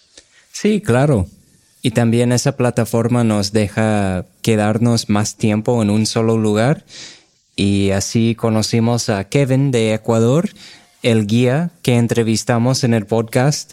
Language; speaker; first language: Spanish; non-native, fluent; English